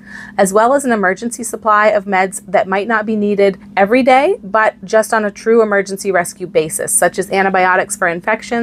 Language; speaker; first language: English; native; English